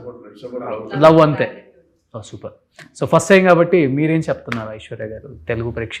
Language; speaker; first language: Telugu; native; Telugu